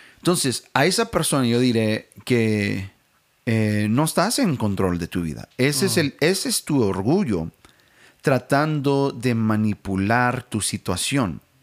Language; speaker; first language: Spanish; non-native, fluent; English